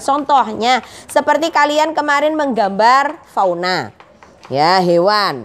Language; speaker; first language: Indonesian; non-native, local second language; Javanese